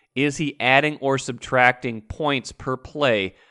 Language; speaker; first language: English; native; English